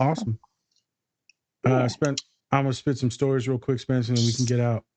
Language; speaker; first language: English; native; English